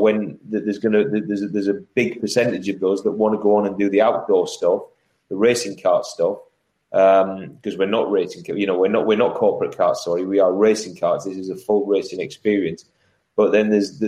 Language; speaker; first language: English; native; English